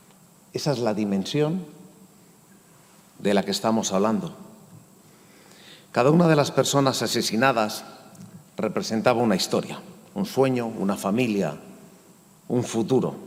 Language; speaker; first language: Spanish; native; Spanish